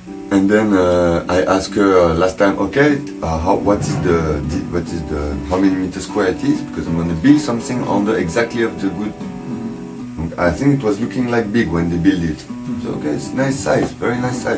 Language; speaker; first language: English; non-native, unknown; French